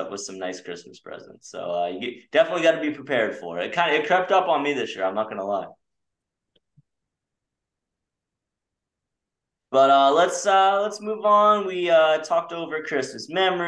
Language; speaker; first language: English; native; English